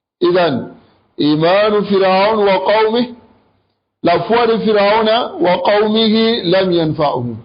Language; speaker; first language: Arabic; non-native, fluent; French